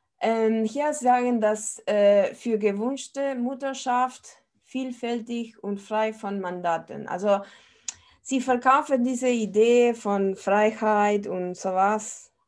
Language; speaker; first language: German; non-native, fluent; Spanish